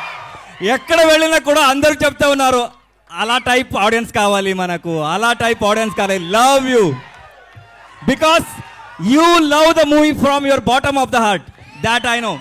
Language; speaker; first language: Telugu; non-native, learner; Kannada